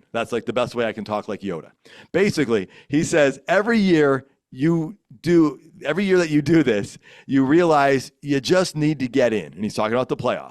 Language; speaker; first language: English; native; English